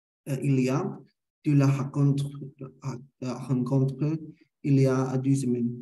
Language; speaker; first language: French; non-native, learner; Spanish